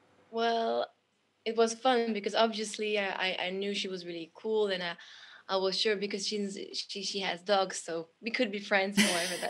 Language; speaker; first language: English; non-native, fluent; French